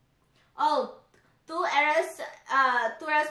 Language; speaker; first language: Spanish; non-native, learner; English